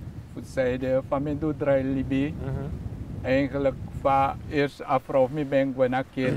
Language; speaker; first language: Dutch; non-native, local second language; Sranan Tongo